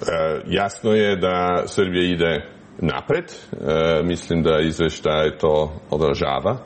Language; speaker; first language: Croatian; non-native, fluent; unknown